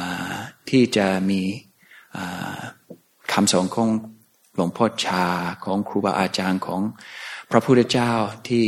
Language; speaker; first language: Thai; non-native, fluent; English